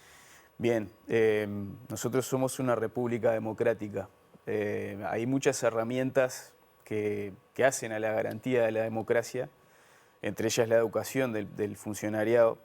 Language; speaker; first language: Spanish; native; Spanish